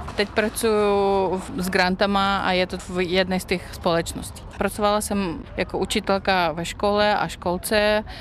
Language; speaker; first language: Czech; non-native, fluent; Russian